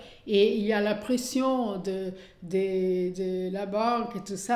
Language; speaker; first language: French; non-native, fluent; Portuguese